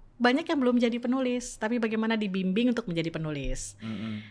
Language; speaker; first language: Indonesian; native; Indonesian